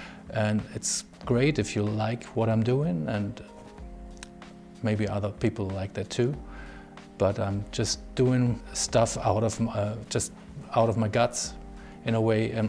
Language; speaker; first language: English; non-native, fluent; German